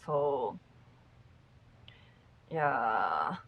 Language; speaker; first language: English; non-native, learner; Japanese